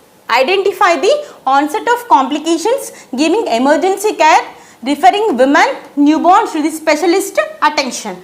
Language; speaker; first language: English; non-native, local second language; Telugu